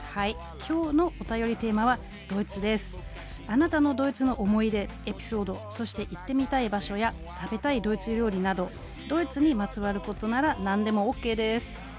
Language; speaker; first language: Japanese; non-native, fluent; German